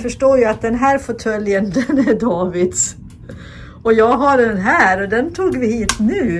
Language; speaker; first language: Swedish; native; Swedish